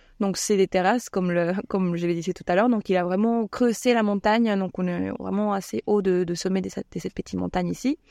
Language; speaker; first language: French; non-native, fluent; Spanish